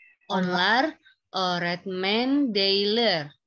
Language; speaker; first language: Turkish; non-native, learner; Indonesian